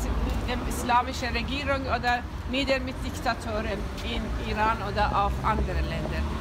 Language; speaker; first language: German; non-native, fluent; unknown